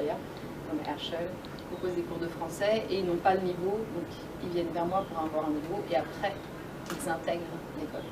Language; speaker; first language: French; native; French